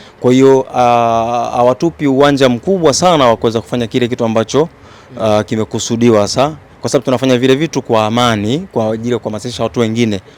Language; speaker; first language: Swahili; native; Swahili